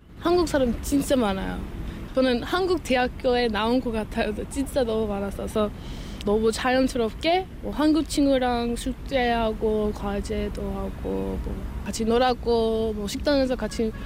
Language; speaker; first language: Korean; non-native, learner; English